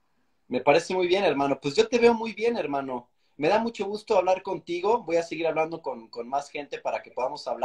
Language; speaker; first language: Spanish; native; Spanish